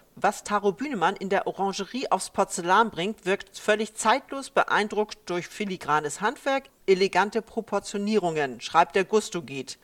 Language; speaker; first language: German; native; German